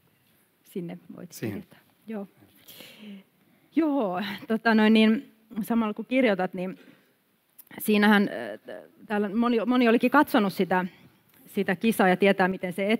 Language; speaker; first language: Finnish; native; Finnish